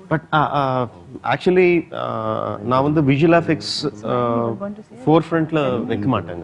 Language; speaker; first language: Tamil; non-native, fluent; Telugu